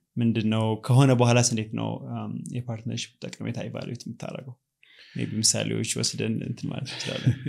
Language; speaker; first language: Amharic; native; Amharic